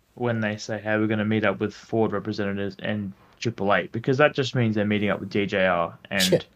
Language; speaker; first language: English; native; English